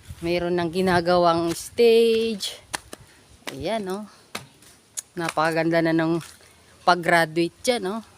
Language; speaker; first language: Filipino; native; Filipino